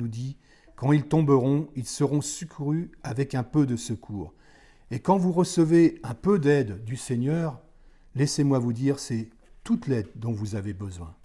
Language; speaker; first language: French; native; French